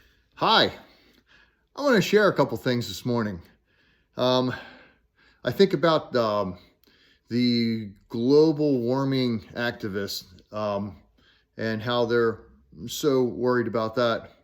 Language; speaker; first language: English; native; English